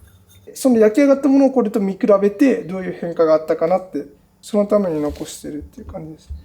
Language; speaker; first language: Japanese; native; Japanese